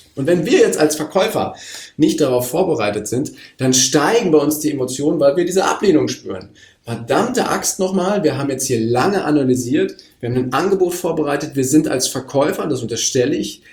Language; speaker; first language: German; native; German